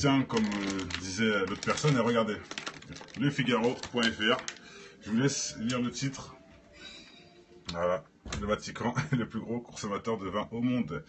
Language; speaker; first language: French; native; French